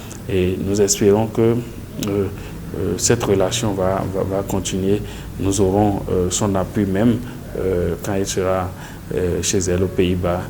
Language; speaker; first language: French; native; French